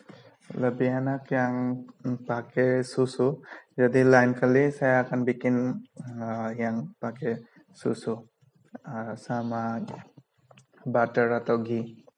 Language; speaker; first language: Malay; non-native, local second language; Bangla